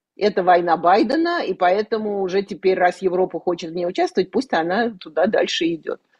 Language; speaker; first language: Russian; native; Russian